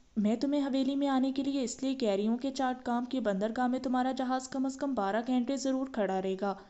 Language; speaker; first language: Hindi; native; Hindi